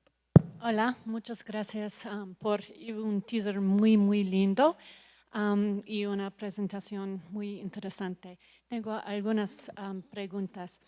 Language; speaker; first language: Spanish; non-native, learner; English